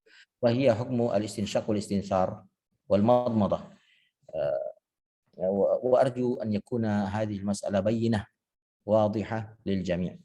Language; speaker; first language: Arabic; non-native, fluent; Indonesian